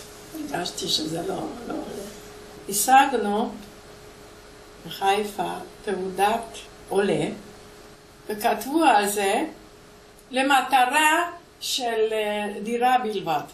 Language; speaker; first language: Hebrew; non-native, fluent; Hungarian